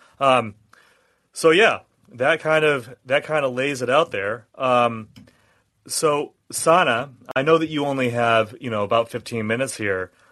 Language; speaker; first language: English; native; English